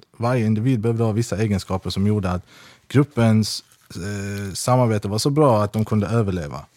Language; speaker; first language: Swedish; early bilingual, other home language; Persian